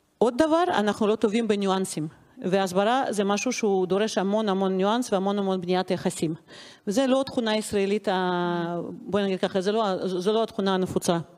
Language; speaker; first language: Hebrew; non-native, fluent; Russian